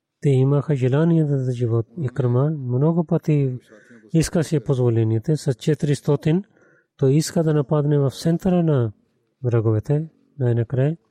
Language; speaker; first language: Bulgarian; non-native, learner; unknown